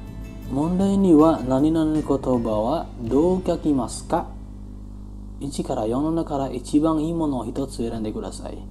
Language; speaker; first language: Japanese; non-native, fluent; Indonesian